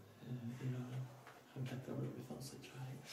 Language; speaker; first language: Swedish; native; Swedish